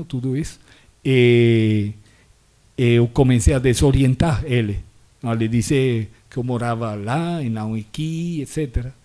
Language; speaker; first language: Portuguese; non-native, fluent; Spanish